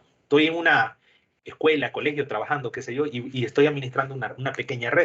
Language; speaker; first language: Spanish; native; Spanish